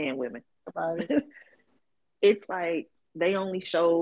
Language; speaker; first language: English; native; English